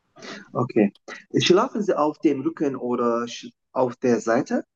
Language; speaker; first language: German; non-native, fluent; Turkish